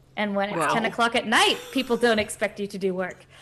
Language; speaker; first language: English; native; English